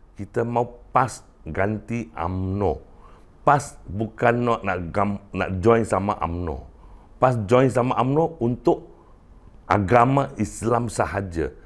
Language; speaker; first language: Malay; non-native, local second language; Cantonese